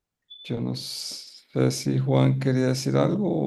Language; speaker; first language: Spanish; native; Spanish